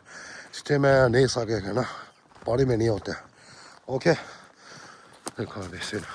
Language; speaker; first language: Hindi; non-native, local second language; Tibetan